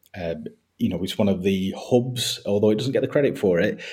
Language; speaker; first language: English; native; English